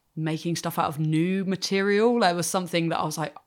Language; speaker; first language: English; native; English